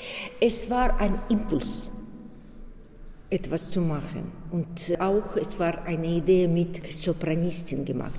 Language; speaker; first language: German; non-native, fluent; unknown